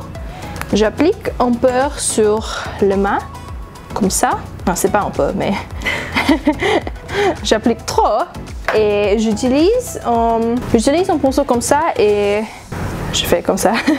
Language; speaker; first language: French; non-native, learner; English